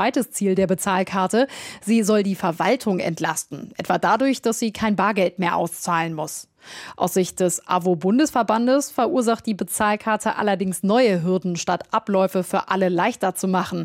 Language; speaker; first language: German; native; German